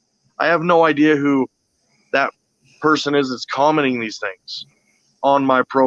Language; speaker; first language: English; native; English